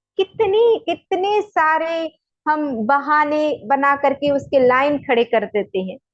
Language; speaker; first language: Hindi; native; Hindi